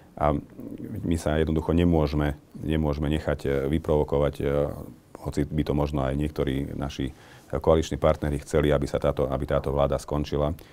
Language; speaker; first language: Slovak; non-native, local second language; Hungarian